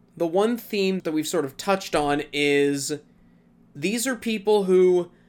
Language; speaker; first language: English; native; English